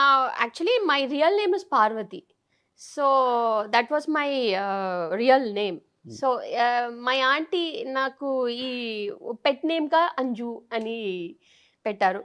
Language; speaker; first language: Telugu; non-native, fluent; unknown